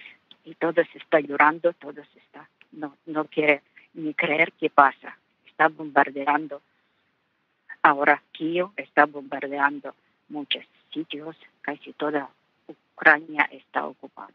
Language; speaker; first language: Spanish; non-native, learner; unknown